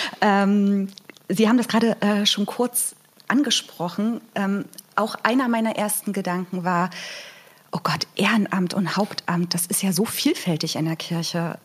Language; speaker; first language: German; native; German